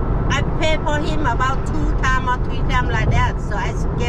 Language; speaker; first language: English; non-native, learner; Vietnamese